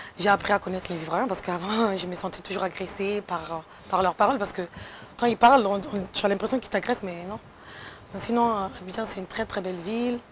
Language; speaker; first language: French; non-native, local second language; Fula